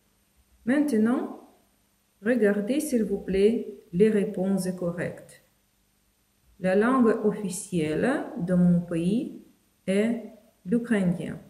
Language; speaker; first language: French; non-native, fluent; Ukrainian